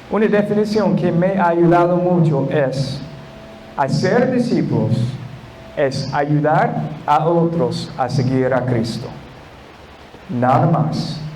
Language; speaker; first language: Spanish; non-native, fluent; English